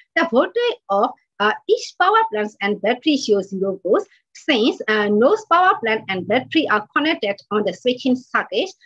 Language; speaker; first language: English; non-native, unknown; Burmese